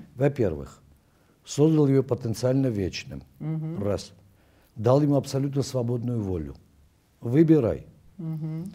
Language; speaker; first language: Russian; non-native, local second language; Armenian